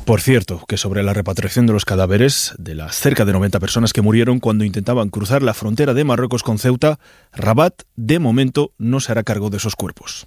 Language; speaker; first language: Spanish; native; Spanish